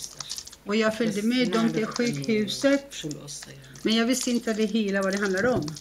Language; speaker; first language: Swedish; non-native, fluent; Arabic